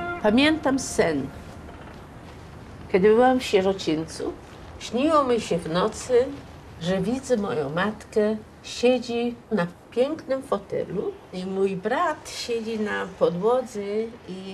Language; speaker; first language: Polish; early bilingual, heritage; Polish